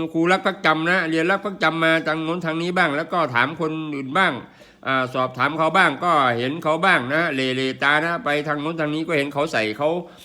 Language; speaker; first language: Thai; non-native, local second language; Northeastern Thai